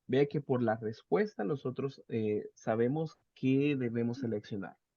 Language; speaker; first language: Spanish; native; Spanish